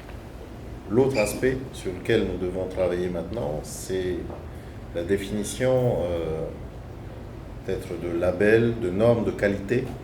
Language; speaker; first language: French; native; French